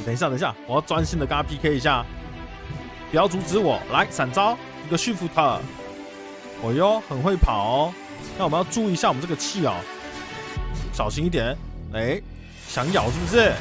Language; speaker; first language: Chinese; native; Chinese